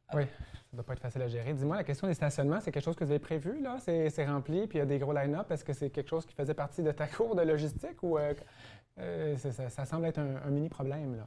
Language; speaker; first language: French; native; French